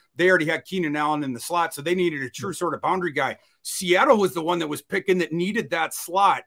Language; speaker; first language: English; native; English